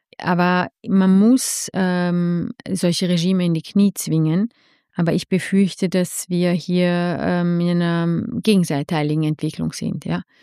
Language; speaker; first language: German; early bilingual, other home language; Armenian